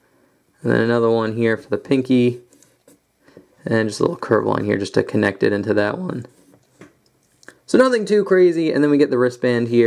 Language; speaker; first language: English; native; English